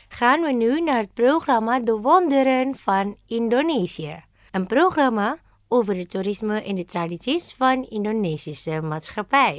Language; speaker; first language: Dutch; non-native, learner; Indonesian